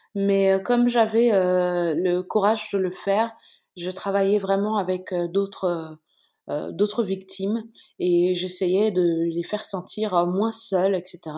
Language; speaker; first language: French; non-native, local second language; Bambara